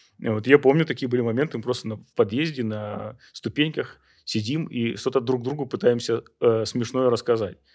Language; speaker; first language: Russian; native; Russian